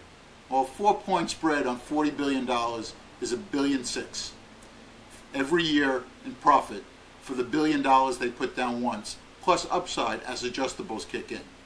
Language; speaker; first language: English; native; English